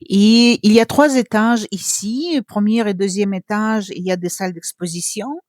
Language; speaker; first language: French; non-native, fluent; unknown